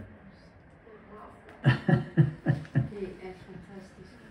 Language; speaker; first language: Danish; non-native, learner; Persian